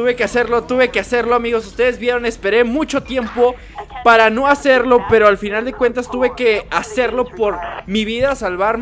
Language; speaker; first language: Spanish; native; Spanish